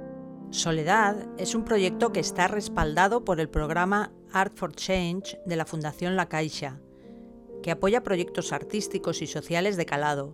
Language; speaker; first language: Spanish; native; Spanish